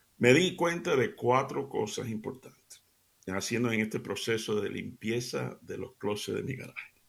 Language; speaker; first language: Spanish; native; Spanish